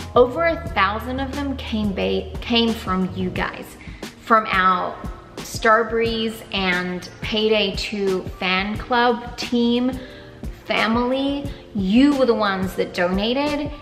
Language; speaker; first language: English; native; English